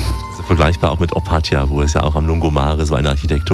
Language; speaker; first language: German; native; German